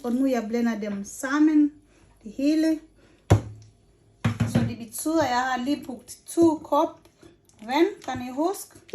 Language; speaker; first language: Danish; non-native, fluent; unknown